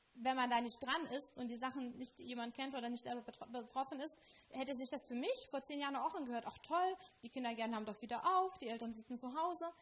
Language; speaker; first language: German; non-native, fluent; Lithuanian